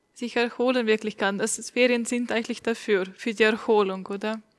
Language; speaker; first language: German; non-native, fluent; Estonian